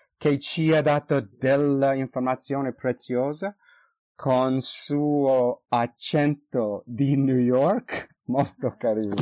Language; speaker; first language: Italian; early bilingual, heritage; Italian